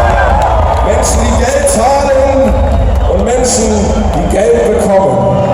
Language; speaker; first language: German; native; German